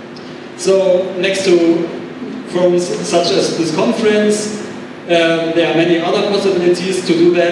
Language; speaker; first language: English; non-native, fluent; German